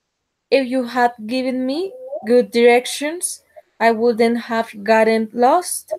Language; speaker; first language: English; non-native, learner; Spanish